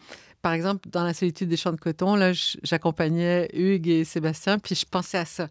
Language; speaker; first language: French; native; French